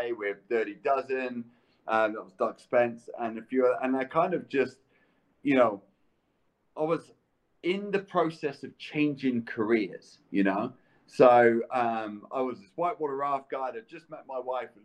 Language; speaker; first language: English; native; English